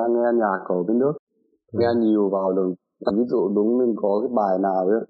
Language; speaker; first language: Vietnamese; non-native, fluent; German